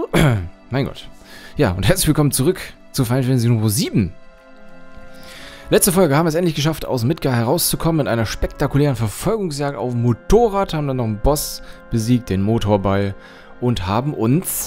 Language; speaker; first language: German; native; German